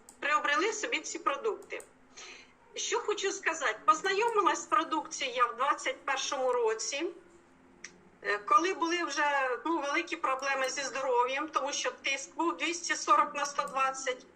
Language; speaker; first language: Ukrainian; native; Ukrainian